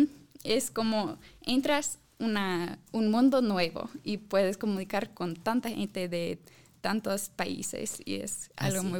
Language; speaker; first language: Spanish; non-native, fluent; English